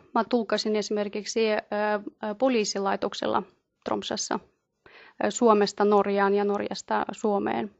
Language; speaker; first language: Finnish; non-native, fluent; Russian